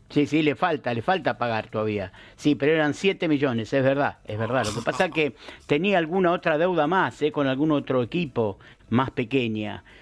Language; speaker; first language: Spanish; native; Spanish